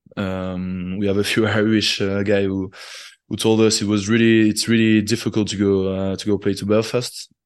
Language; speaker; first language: English; non-native, fluent; French